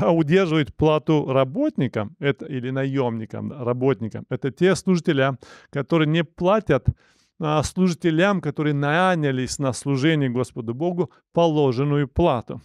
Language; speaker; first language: Russian; non-native, local second language; Romanian